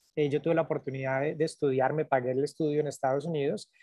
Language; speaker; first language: Spanish; native; Spanish